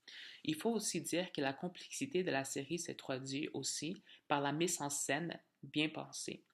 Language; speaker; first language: French; native; French